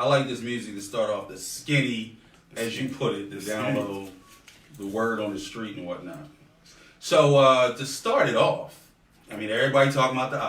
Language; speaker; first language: English; native; English